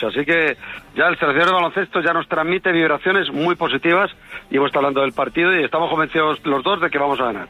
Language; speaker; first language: Spanish; native; Spanish